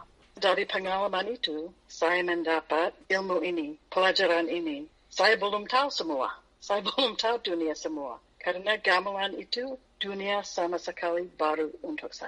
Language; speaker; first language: Indonesian; non-native, fluent; English